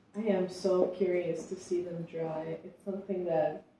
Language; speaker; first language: English; non-native, fluent; Italian